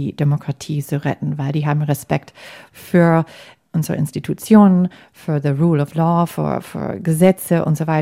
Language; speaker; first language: German; non-native, fluent; English